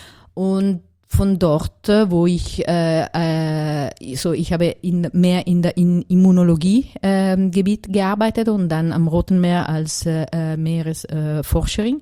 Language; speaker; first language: German; non-native, fluent; Italian